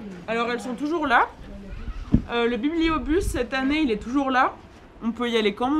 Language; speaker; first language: French; native; French